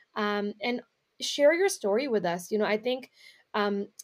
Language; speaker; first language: English; native; English